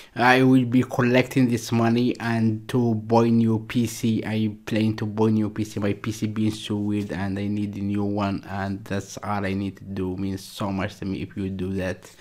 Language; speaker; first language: English; non-native, learner; Arabic